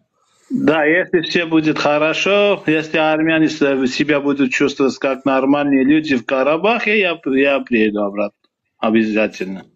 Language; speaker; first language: Russian; non-native, fluent; Armenian